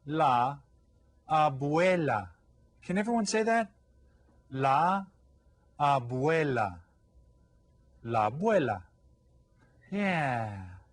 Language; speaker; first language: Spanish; non-native, fluent; English